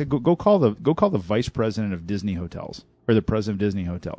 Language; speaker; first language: English; native; English